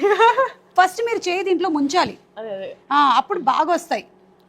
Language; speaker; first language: Telugu; native; Telugu